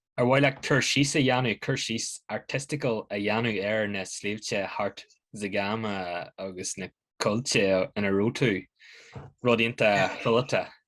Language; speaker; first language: Irish; native; Irish